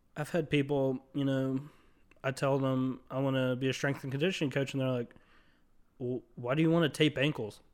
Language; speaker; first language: English; native; English